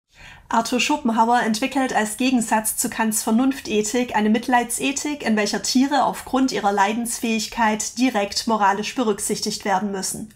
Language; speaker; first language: German; native; German